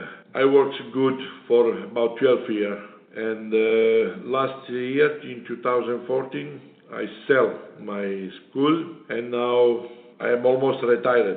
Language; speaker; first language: English; non-native, learner; Italian